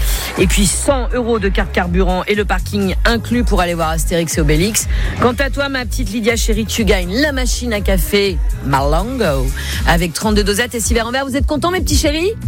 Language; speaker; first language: French; native; French